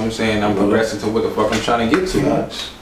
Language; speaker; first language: English; native; English